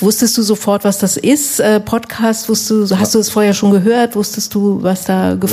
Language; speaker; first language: German; native; German